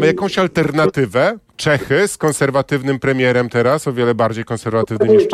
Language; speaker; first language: Polish; native; Polish